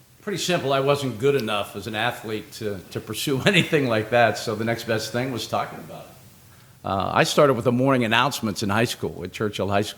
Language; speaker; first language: English; native; English